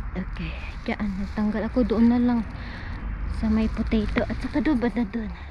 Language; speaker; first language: Filipino; native; Filipino